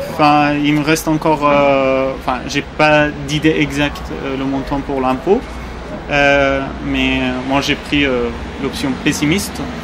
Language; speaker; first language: French; non-native, fluent; Persian